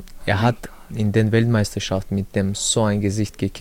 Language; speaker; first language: German; early bilingual, other home language; Chechen